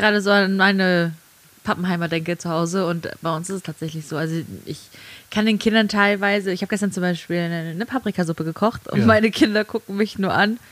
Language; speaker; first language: German; native; German